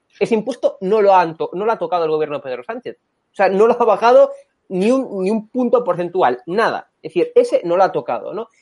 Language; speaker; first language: Spanish; native; Spanish